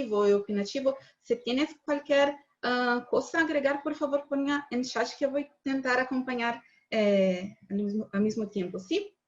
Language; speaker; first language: Spanish; non-native, learner; Portuguese